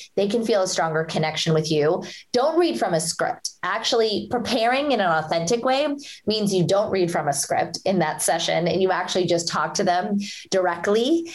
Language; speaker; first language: English; early bilingual, other home language; Hindi